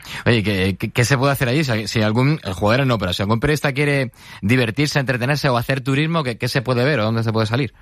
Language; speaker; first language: Spanish; native; Spanish